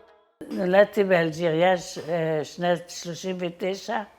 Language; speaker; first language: Hebrew; non-native, fluent; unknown